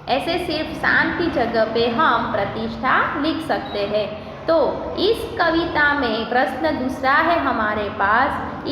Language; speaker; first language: Hindi; non-native, local second language; Gujarati